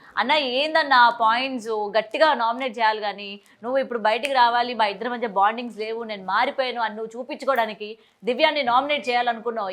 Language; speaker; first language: Telugu; native; Telugu